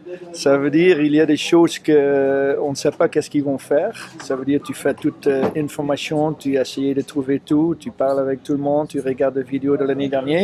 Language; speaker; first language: French; non-native, fluent; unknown